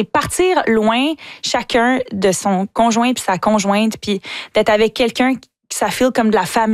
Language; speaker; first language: French; native; French